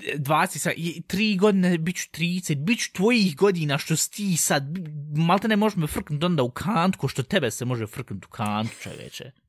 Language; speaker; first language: Bosnian; early bilingual, heritage; Bosnian